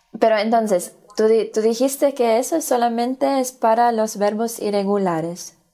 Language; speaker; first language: Spanish; non-native, fluent; English